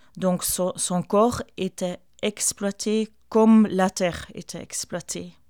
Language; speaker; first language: French; non-native, fluent; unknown